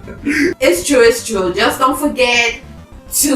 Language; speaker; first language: English; native; English